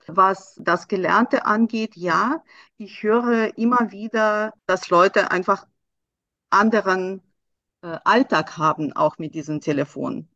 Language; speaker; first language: German; non-native, fluent; Russian